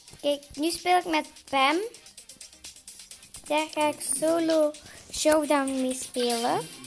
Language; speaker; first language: Dutch; non-native, learner; Turkish